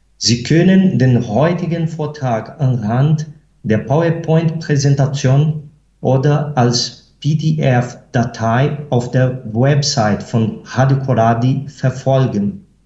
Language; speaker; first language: German; non-native, fluent; Portuguese